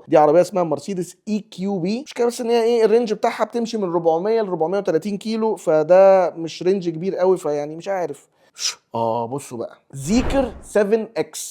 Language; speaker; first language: Arabic; native; Arabic